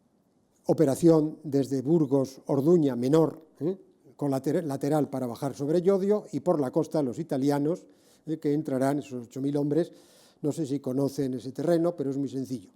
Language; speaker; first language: Spanish; native; Spanish